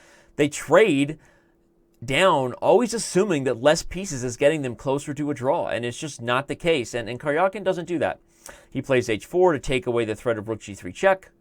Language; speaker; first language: English; native; English